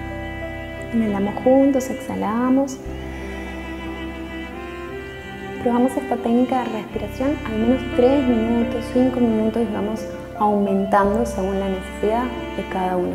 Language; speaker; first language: Spanish; native; Spanish